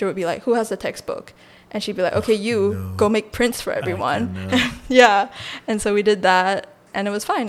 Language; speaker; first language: English; non-native, local second language; Chinese